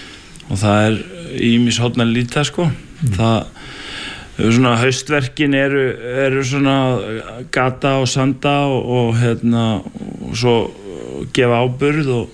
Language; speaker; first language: Icelandic; native; Icelandic